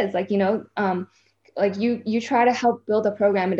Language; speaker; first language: English; non-native, local second language; Cantonese